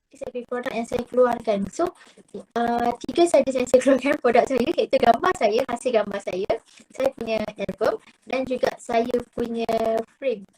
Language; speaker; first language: Malay; native; Malay